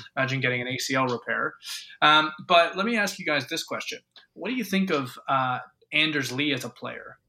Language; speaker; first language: English; native; English